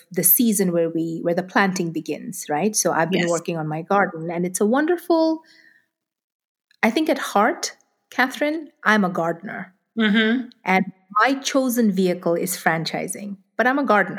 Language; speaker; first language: English; non-native, local second language; Bangla